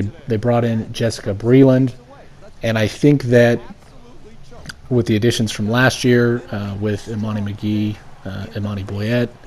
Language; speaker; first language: English; native; English